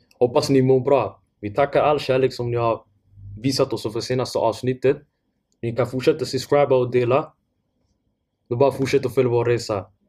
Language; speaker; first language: Swedish; non-native, fluent; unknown